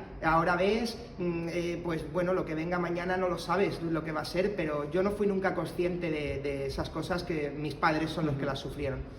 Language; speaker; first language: Spanish; native; Spanish